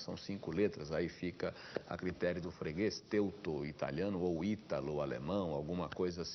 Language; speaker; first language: Portuguese; native; Portuguese